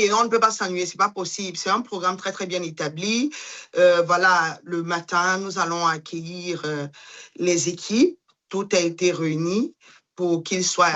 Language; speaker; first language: French; non-native, local second language; Duala